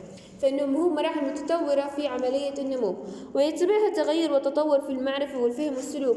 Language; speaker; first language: Arabic; native; Arabic